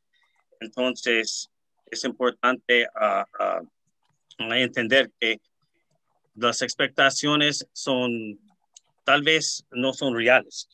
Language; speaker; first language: Spanish; early bilingual, heritage; Spanish